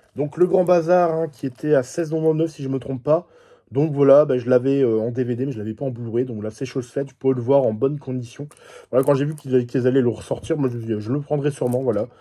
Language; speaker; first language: French; native; French